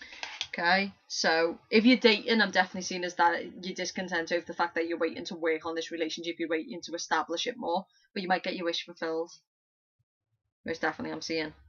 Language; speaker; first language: English; native; English